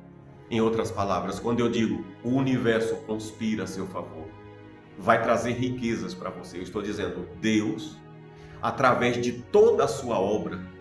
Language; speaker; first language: Portuguese; native; Portuguese